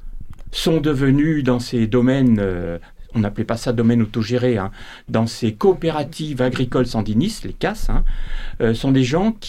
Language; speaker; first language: French; native; French